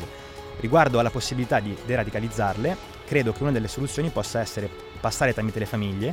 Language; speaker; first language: Italian; native; Italian